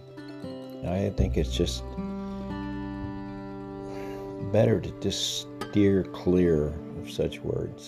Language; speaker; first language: English; native; English